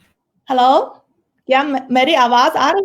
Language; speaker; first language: Hindi; non-native, fluent; Chinese